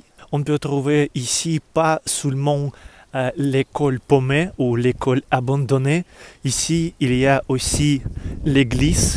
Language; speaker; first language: French; non-native, learner; Russian